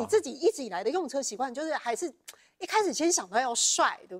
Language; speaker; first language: Chinese; native; Chinese